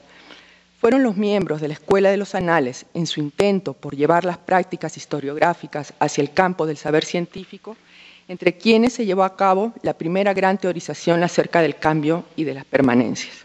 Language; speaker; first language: Spanish; native; Spanish